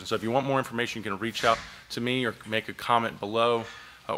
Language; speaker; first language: English; native; English